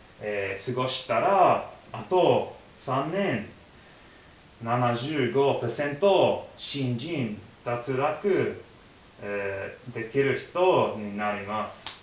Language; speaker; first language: Japanese; non-native, learner; English